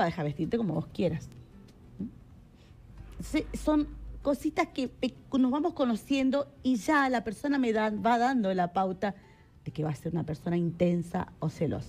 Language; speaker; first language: Spanish; native; Spanish